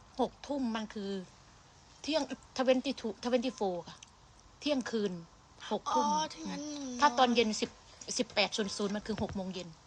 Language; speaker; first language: Thai; native; Thai